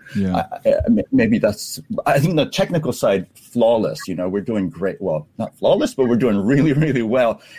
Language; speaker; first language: English; native; English